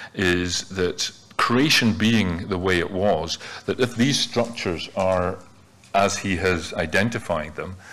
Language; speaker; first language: English; native; English